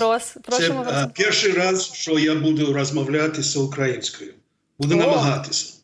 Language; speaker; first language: Ukrainian; non-native, learner; English